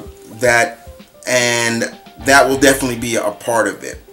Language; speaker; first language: English; native; English